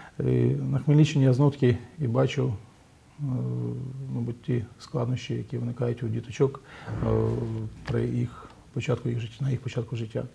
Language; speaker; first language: Ukrainian; native; Ukrainian